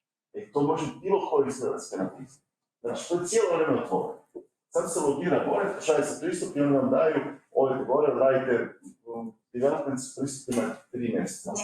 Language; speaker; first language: Croatian; native; Croatian